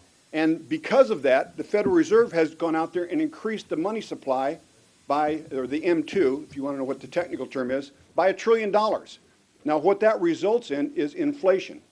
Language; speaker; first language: English; native; English